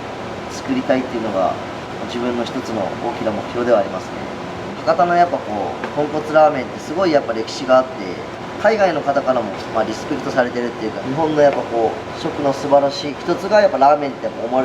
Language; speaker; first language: Japanese; native; Japanese